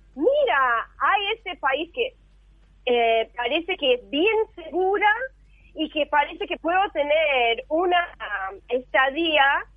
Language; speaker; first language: Spanish; non-native, fluent; English